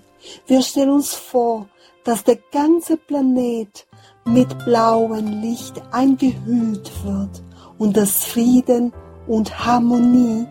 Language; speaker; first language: German; non-native, fluent; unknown